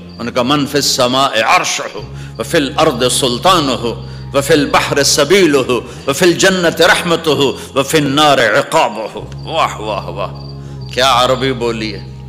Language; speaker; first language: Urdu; non-native, local second language; Punjabi